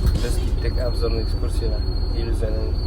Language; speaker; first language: Russian; non-native, local second language; Tatar